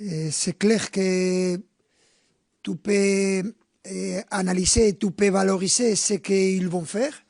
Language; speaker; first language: French; non-native, fluent; Spanish